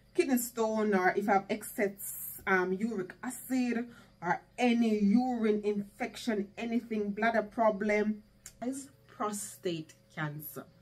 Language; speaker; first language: English; non-native, local second language; Jamaican Creole English